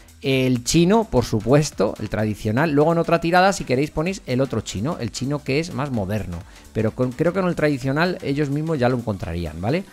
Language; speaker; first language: Spanish; native; Spanish